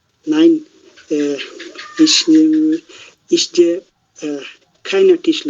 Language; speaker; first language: German; non-native, learner; Bangla